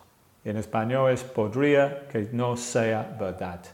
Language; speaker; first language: Spanish; non-native, fluent; English